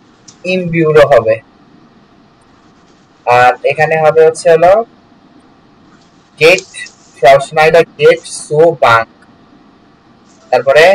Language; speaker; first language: German; non-native, learner; Bangla